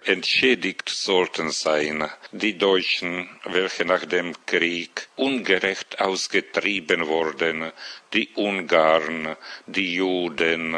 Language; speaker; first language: German; non-native, fluent; Slovak